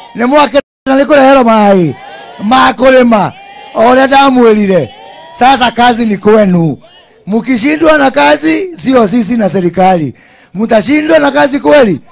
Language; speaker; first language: Swahili; non-native, local second language; Kikuyu